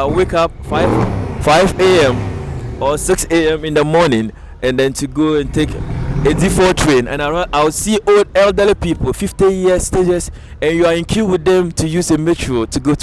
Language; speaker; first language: English; native; English